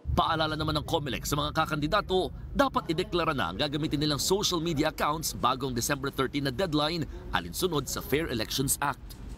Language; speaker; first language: Filipino; native; Filipino